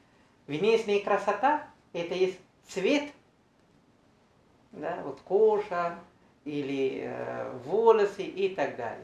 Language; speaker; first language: Russian; non-native, learner; Sinhala